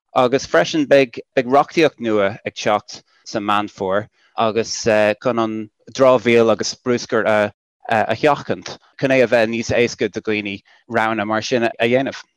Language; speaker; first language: Irish; non-native, local second language; English